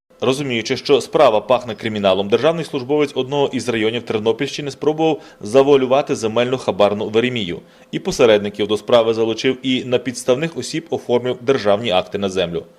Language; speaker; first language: Ukrainian; native; Ukrainian